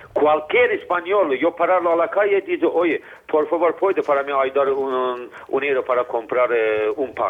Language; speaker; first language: Spanish; non-native, learner; Azerbaijani